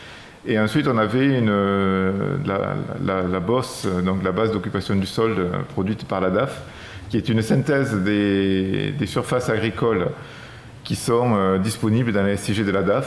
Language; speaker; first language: French; native; French